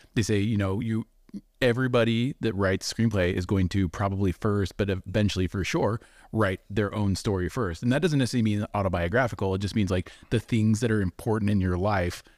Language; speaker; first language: English; native; English